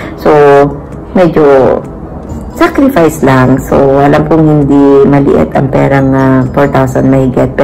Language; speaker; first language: Filipino; native; Filipino